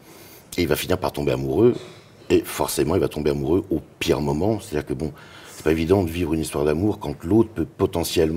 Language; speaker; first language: French; native; French